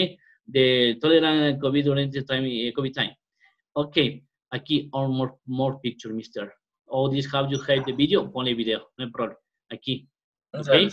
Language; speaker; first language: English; non-native, learner; Spanish